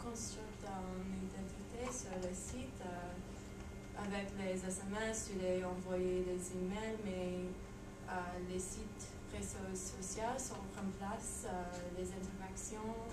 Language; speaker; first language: French; non-native, learner; English